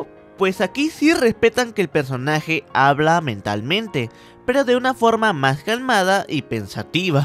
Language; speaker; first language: Spanish; native; Spanish